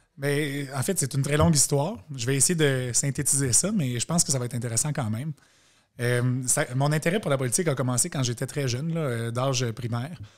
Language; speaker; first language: French; native; French